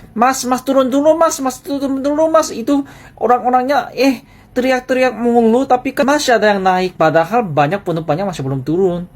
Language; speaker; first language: Indonesian; non-native, fluent; Korean